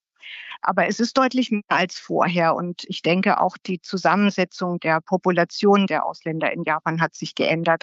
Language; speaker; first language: German; native; German